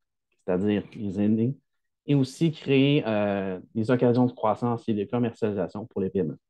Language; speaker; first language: French; native; French